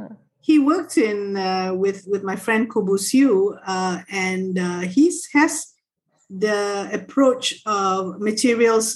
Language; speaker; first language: English; non-native, local second language; Malay